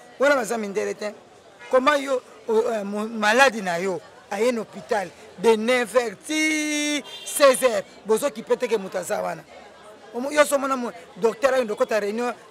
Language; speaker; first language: Lingala; native; Lingala